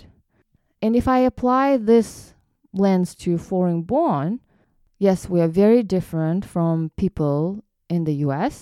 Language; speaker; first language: English; non-native, fluent; Kyrgyz